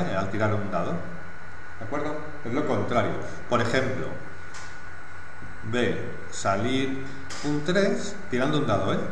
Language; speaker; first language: Spanish; native; Spanish